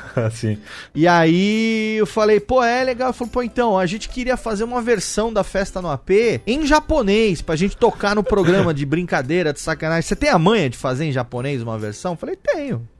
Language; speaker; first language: Portuguese; native; Portuguese